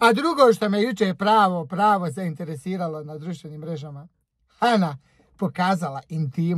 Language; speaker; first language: Croatian; native; Croatian